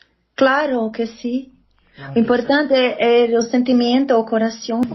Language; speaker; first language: Spanish; non-native, learner; Portuguese